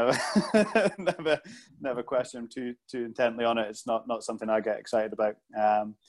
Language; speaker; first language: English; native; English